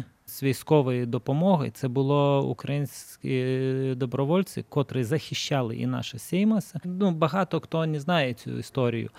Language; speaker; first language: Ukrainian; non-native, learner; Lithuanian